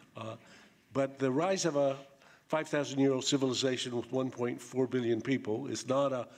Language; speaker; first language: English; native; English